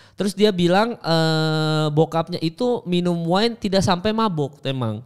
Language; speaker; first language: Indonesian; native; Indonesian